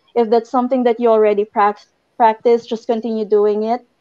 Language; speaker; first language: English; non-native, local second language; Filipino